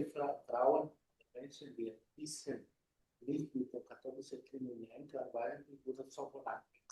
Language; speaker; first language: German; non-native, fluent; Spanish